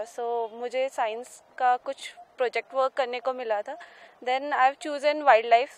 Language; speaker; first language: Hindi; native; Hindi